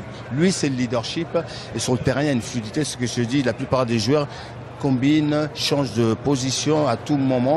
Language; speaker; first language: French; native; French